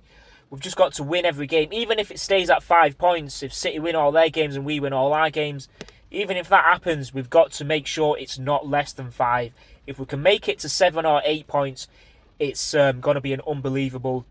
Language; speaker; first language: English; native; English